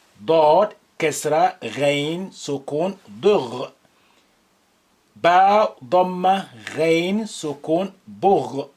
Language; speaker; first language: Arabic; non-native, fluent; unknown